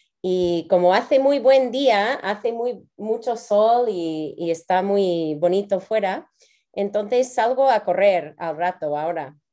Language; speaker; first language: Spanish; non-native, fluent; English